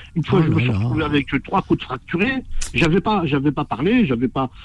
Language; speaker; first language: French; native; French